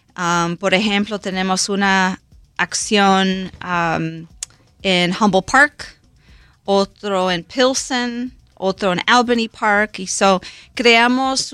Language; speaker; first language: Spanish; non-native, local second language; English